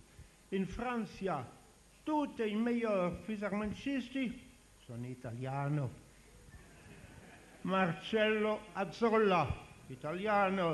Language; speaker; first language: Italian; non-native, learner; French